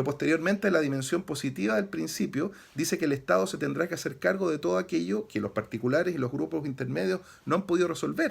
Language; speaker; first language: Spanish; native; Spanish